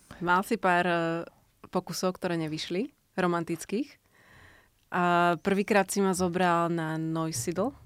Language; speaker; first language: Slovak; native; Slovak